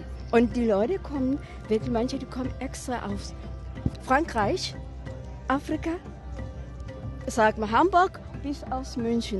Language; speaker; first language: German; non-native, learner; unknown